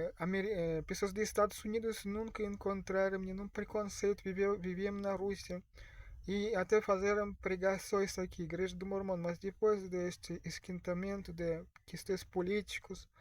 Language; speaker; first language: Portuguese; non-native, learner; Russian